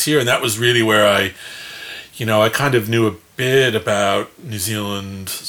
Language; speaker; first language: English; native; English